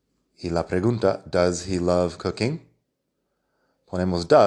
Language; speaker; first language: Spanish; non-native, fluent; English